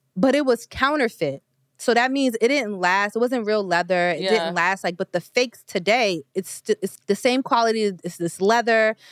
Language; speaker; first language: English; native; English